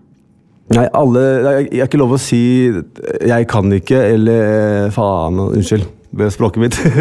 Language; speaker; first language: Norwegian; non-native, fluent; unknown